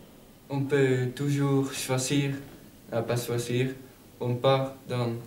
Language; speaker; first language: French; non-native, learner; Dutch